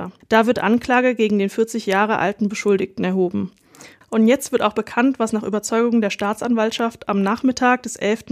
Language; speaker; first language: German; native; German